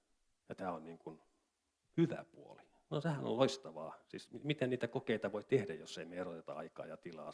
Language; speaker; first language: Finnish; native; Finnish